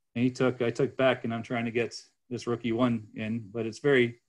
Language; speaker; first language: English; native; English